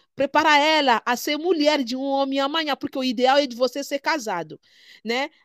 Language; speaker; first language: Portuguese; non-native, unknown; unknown